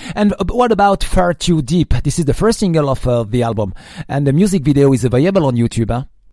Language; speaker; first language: English; non-native, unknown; French